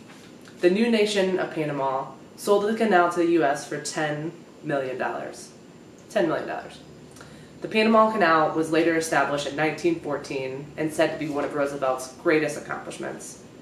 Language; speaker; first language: English; native; English